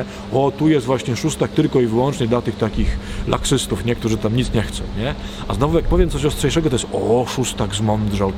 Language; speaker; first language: Polish; native; Polish